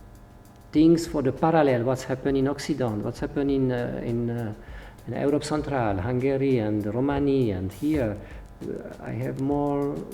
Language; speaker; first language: English; non-native, learner; Hungarian